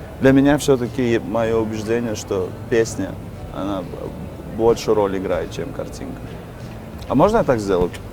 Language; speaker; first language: Russian; native; Russian